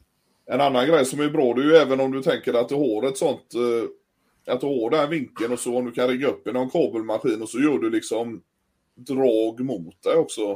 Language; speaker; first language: Swedish; native; Swedish